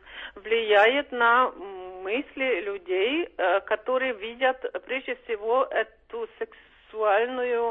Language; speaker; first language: Russian; non-native, fluent; Czech